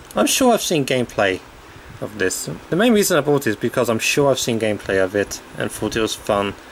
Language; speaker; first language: English; native; English